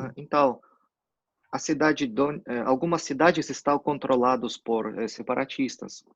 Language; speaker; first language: Portuguese; non-native, fluent; Russian